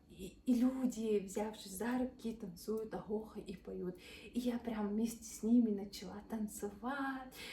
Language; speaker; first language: Russian; non-native, local second language; Yakut